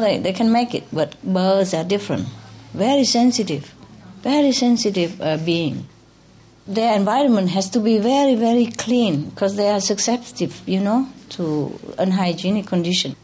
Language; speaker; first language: English; non-native, fluent; Vietnamese